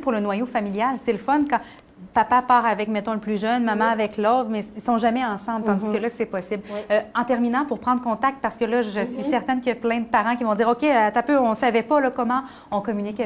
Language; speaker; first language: French; native; French